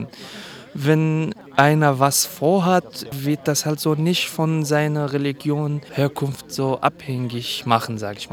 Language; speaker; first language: German; non-native, fluent; Kurdish